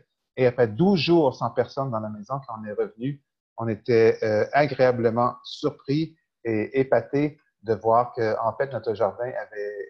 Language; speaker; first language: French; native; French